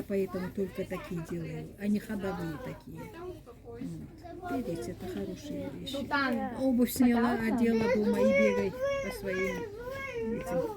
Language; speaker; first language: Russian; non-native, local second language; Karachay-Balkar